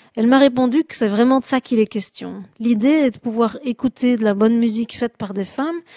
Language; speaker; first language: French; native; French